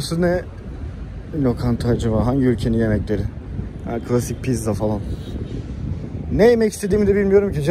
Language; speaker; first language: Turkish; native; Turkish